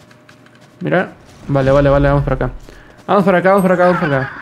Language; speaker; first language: Spanish; native; Spanish